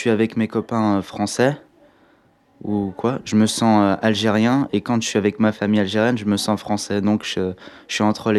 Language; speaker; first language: French; early bilingual, other home language; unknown